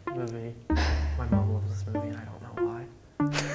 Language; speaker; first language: English; native; English